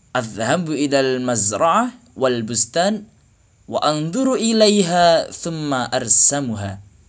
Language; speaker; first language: Arabic; non-native, learner; Indonesian